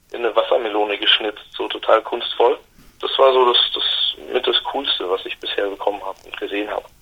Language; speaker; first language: German; native; German